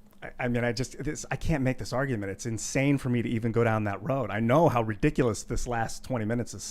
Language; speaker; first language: English; native; English